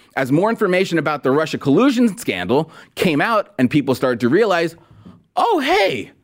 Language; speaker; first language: English; native; English